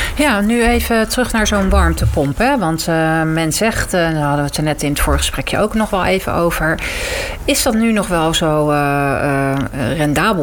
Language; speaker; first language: Dutch; native; Dutch